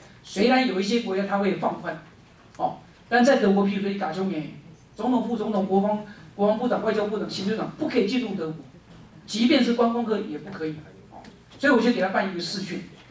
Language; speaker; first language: Chinese; native; Chinese